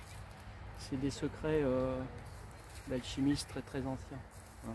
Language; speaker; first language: French; native; French